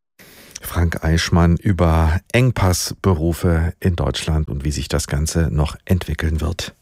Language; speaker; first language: German; native; German